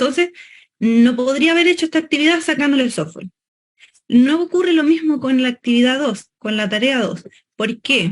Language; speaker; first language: Spanish; native; Spanish